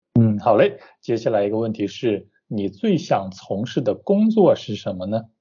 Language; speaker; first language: Chinese; native; Chinese